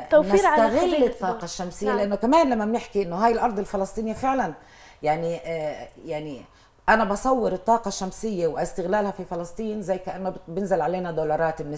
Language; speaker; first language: Arabic; native; Arabic